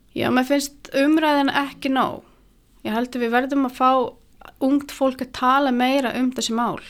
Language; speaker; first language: Icelandic; non-native, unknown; Latvian